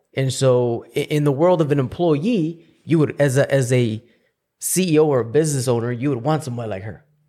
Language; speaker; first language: English; early bilingual, other home language; Spanish